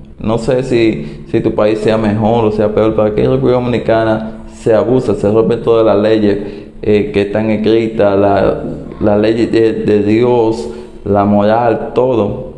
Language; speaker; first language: Spanish; native; Spanish